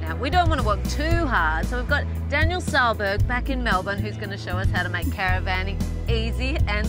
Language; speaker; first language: English; native; English